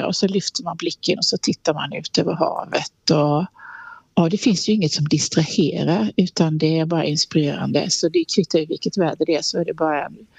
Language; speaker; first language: Swedish; native; Swedish